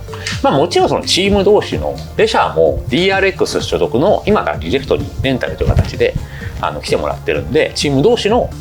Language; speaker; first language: Japanese; native; Japanese